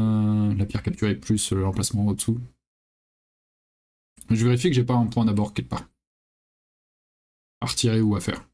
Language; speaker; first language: French; native; French